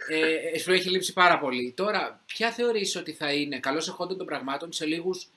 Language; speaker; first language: Greek; native; Greek